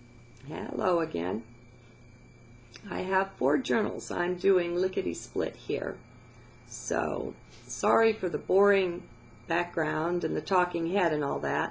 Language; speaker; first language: English; native; English